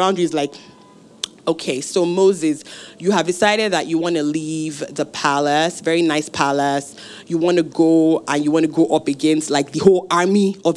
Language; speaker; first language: English; non-native, local second language; Yoruba